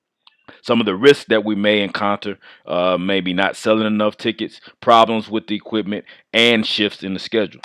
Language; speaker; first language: English; native; English